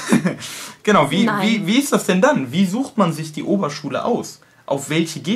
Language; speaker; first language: German; native; German